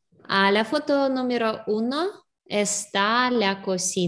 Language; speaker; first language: Spanish; non-native, learner; English